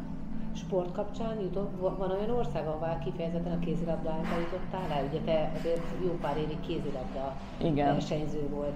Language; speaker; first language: Hungarian; native; Hungarian